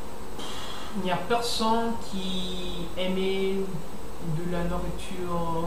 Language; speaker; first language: French; non-native, learner; English